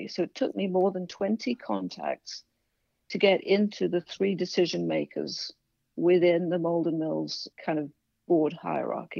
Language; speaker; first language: English; native; English